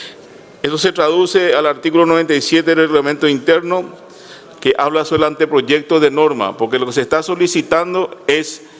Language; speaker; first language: Spanish; native; Spanish